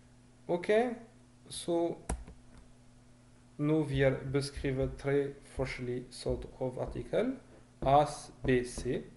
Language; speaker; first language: Norwegian; non-native, fluent; French